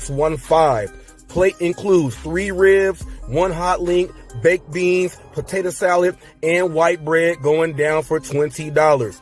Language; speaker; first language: English; native; English